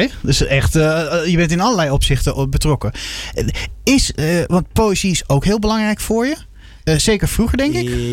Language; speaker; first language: Dutch; native; Dutch